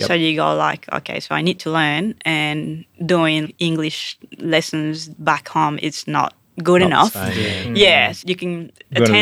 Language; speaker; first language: English; non-native, fluent; Spanish